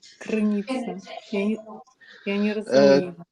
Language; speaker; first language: Ukrainian; non-native, learner; Russian